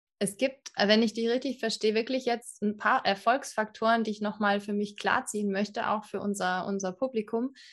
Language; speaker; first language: German; native; German